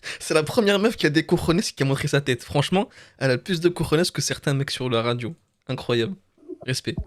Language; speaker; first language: French; native; French